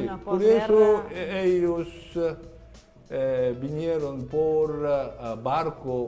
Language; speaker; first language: Spanish; non-native, learner; Korean